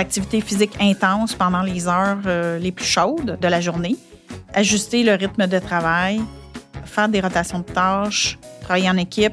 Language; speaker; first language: French; native; French